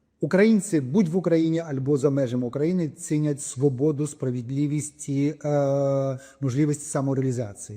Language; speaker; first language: Ukrainian; early bilingual, heritage; Ukrainian